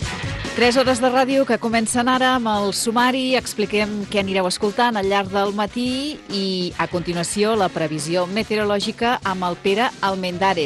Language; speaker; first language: Catalan; native; Catalan